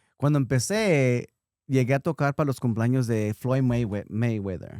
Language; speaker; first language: Spanish; early bilingual, heritage; Spanish